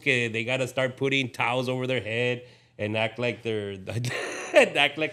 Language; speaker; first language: English; early bilingual, other home language; Spanish